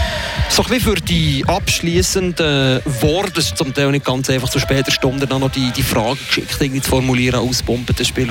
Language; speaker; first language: German; native; German